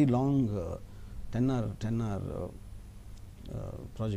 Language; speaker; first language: Telugu; native; Telugu